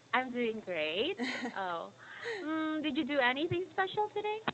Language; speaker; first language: English; non-native, fluent; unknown